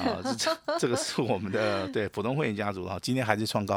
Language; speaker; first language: Chinese; native; Chinese